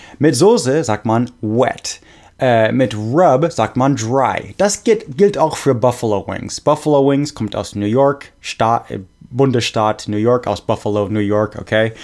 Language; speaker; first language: German; non-native, fluent; English